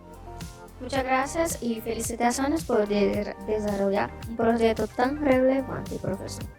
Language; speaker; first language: Spanish; non-native, learner; Portuguese